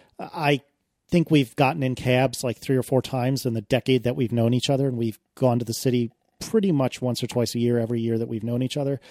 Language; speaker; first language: English; native; English